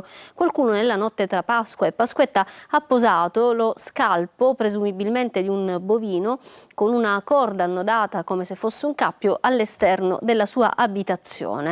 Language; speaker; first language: Italian; native; Italian